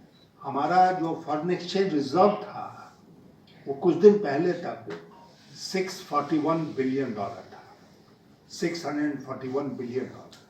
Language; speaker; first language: Hindi; native; Hindi